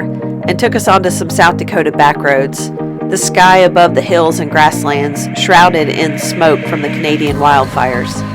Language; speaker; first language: English; native; English